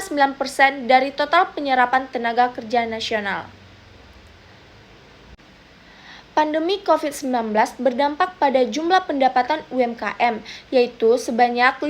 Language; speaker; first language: Indonesian; native; Indonesian